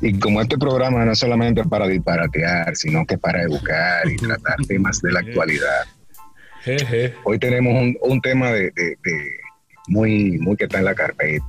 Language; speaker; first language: Spanish; native; Spanish